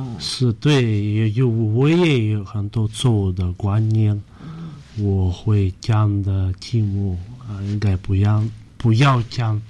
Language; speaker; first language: Chinese; non-native, learner; Russian